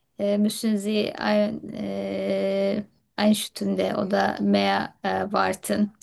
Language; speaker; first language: German; non-native, fluent; Turkish